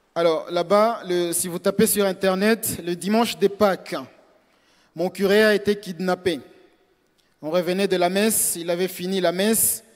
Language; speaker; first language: French; non-native, local second language; Swahili